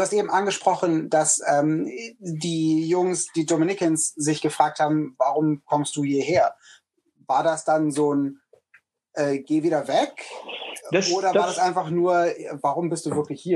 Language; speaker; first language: German; native; German